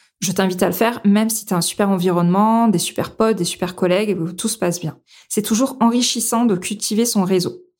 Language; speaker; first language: French; native; French